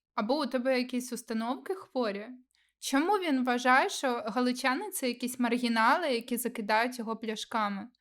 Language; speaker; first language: Ukrainian; non-native, local second language; Russian